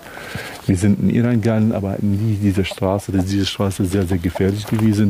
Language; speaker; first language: German; non-native, learner; Kurdish